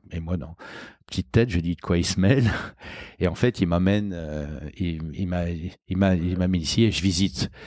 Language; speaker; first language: French; native; French